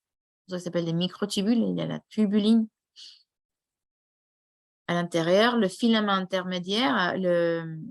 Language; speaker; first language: French; non-native, fluent; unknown